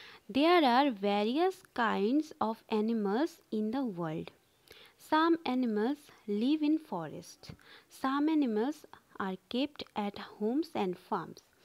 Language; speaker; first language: English; non-native, local second language; Bangla